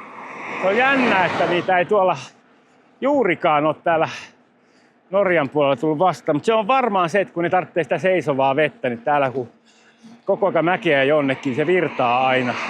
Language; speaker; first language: Finnish; native; Finnish